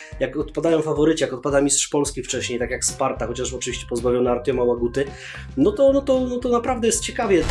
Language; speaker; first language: Polish; native; Polish